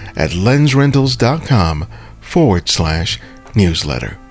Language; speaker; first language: English; early bilingual, other home language; Spanish